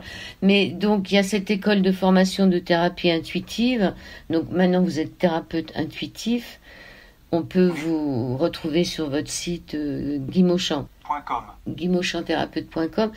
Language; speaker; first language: French; native; French